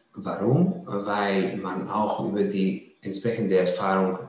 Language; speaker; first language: German; non-native, fluent; Greek